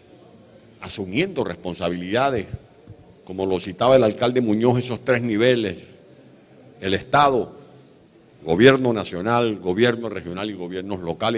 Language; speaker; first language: Spanish; native; Spanish